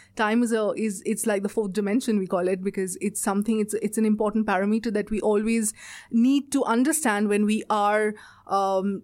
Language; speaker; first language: English; non-native, local second language; Bangla